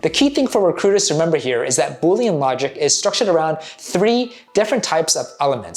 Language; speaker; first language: English; native; English